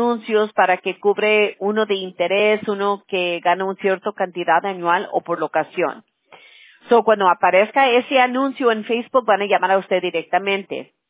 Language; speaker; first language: Spanish; early bilingual, heritage; Spanish